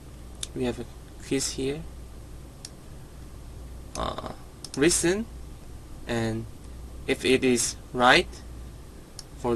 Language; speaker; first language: English; non-native, learner; Korean